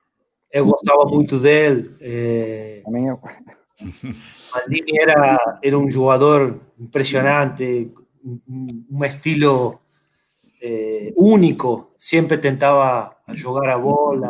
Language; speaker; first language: Portuguese; non-native, fluent; Spanish